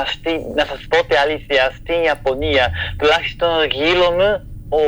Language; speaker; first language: Greek; non-native, fluent; Japanese